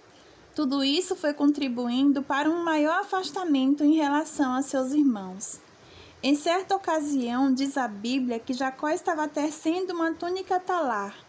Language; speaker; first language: Portuguese; native; Portuguese